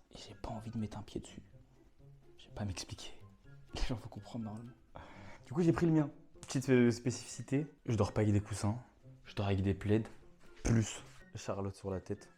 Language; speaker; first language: French; native; French